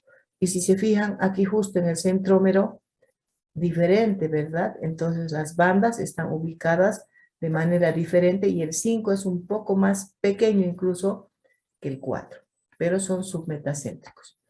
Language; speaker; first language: Spanish; native; Spanish